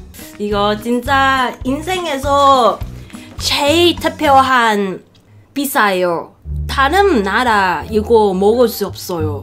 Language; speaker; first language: Korean; non-native, learner; Cantonese